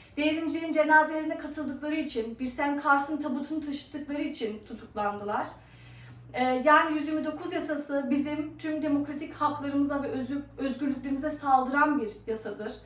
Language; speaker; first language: Turkish; early bilingual, heritage; Turkish